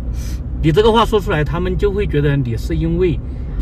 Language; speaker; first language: Chinese; native; Chinese